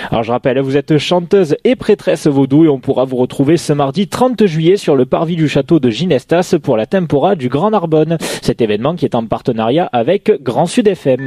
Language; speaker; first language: French; native; French